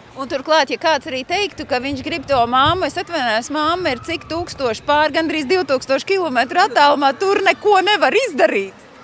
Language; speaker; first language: Latvian; native; Latvian